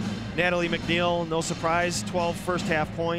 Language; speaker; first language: English; native; English